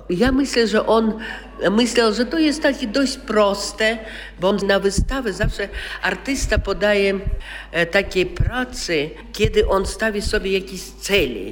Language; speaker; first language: Polish; non-native, local second language; Russian